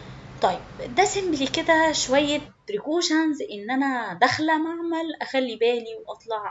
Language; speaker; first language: Arabic; native; Arabic